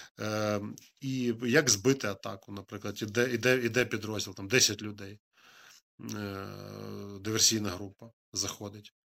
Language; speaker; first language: Ukrainian; native; Ukrainian